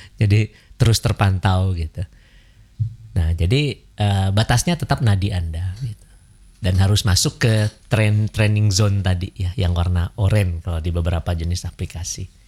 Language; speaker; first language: Indonesian; native; Indonesian